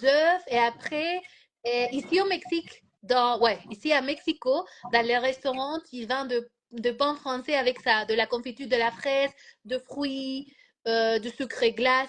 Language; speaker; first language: French; non-native, learner; Spanish